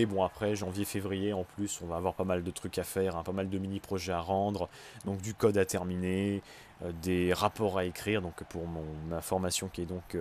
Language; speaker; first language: French; native; French